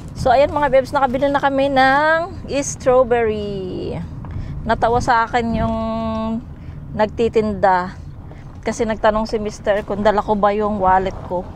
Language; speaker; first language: Filipino; native; Filipino